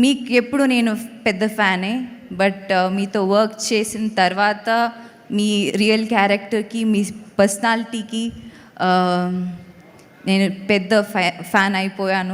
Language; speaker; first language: Telugu; non-native, learner; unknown